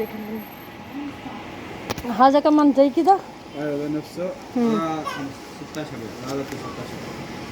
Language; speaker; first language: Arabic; non-native, learner; Urdu